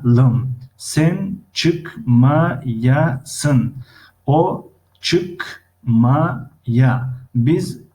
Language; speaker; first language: Turkish; non-native, fluent; Tajik